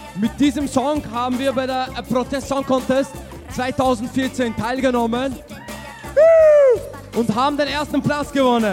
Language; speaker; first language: German; early bilingual, other home language; Turkish